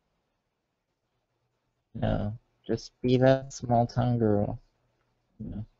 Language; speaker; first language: English; native; English